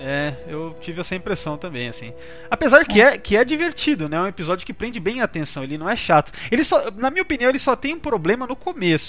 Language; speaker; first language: Portuguese; native; Portuguese